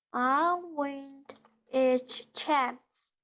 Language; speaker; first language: English; non-native, learner; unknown